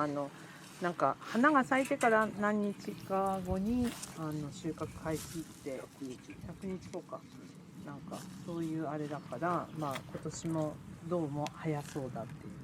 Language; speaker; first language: Japanese; native; Japanese